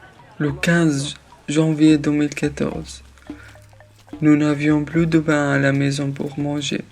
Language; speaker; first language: French; non-native, fluent; Arabic